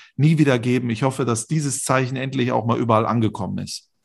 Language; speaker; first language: German; native; German